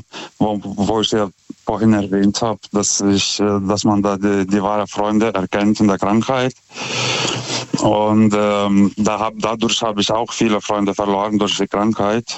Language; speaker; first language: German; non-native, fluent; Lithuanian